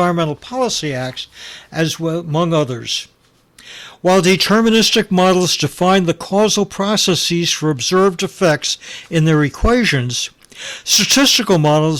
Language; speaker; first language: English; native; English